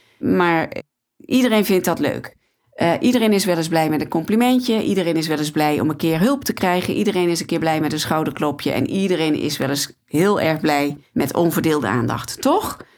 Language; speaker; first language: Dutch; native; Dutch